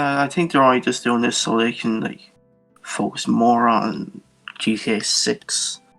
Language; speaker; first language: English; native; English